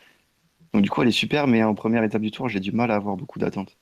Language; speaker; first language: French; native; French